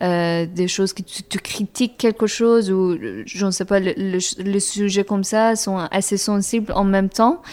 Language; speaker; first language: French; non-native, fluent; Persian